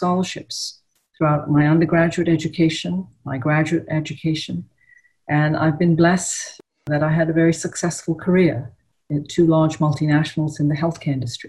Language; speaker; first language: English; native; English